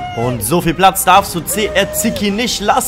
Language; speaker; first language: German; native; German